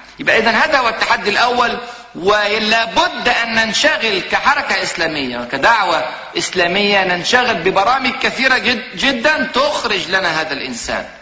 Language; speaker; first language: Arabic; native; Arabic